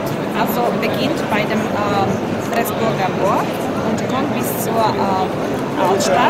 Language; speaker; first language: German; non-native, fluent; Slovak